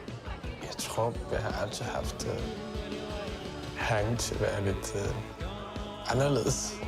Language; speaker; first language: Danish; non-native, fluent; Persian